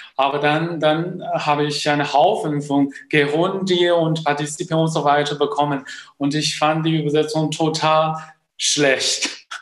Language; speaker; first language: German; non-native, fluent; Chinese